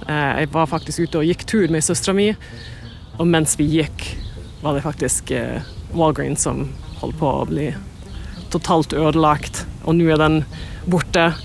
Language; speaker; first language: Norwegian; non-native, fluent; English